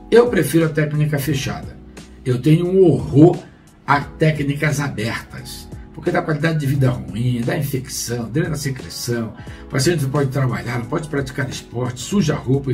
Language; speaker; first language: Portuguese; native; Portuguese